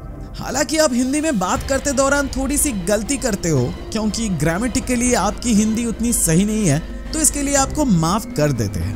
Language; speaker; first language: Hindi; non-native, local second language; Bangla